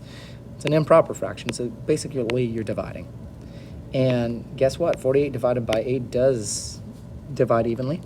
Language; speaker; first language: English; native; English